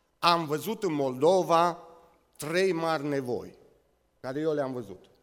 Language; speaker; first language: Romanian; native; Romanian